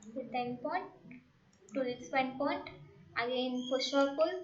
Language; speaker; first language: English; non-native, local second language; Kannada